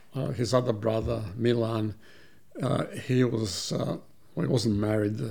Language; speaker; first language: English; early bilingual, other home language; Serbian